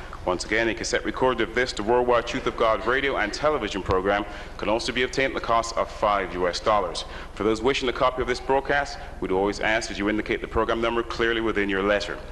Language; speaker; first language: English; native; English